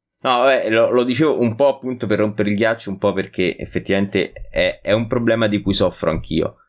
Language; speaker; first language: Italian; native; Italian